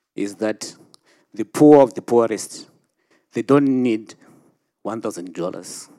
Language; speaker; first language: English; non-native, local second language; Shona